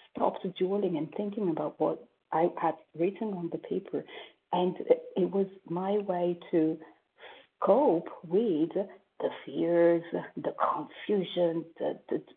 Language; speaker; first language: English; non-native, fluent; French